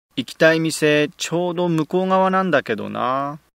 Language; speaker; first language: Japanese; native; Japanese